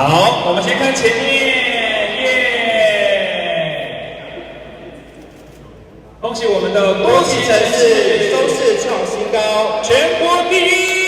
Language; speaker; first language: Chinese; native; Chinese